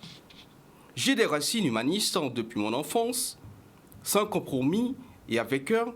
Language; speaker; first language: French; non-native, local second language; Haitian Creole